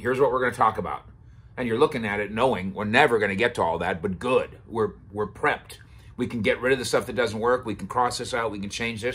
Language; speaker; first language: English; native; English